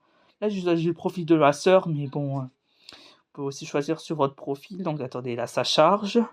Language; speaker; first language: French; native; French